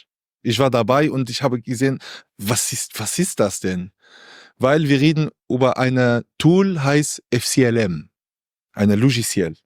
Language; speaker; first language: German; non-native, learner; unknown